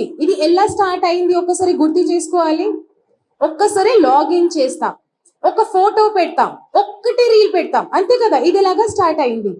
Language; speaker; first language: Telugu; non-native, fluent; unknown